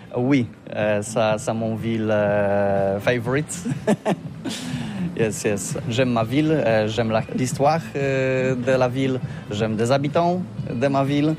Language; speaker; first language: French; non-native, learner; Polish